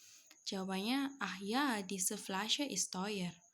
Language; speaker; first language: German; non-native, fluent; Indonesian